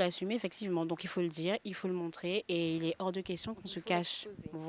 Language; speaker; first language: French; native; French